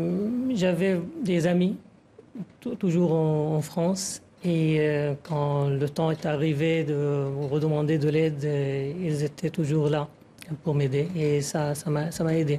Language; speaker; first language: French; non-native, fluent; Arabic